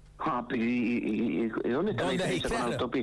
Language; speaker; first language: Spanish; native; Spanish